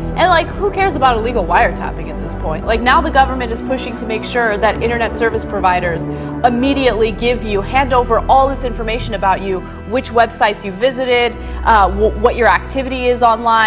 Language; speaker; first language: English; native; English